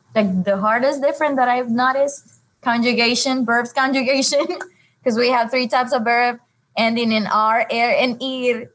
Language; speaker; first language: English; non-native, fluent; Spanish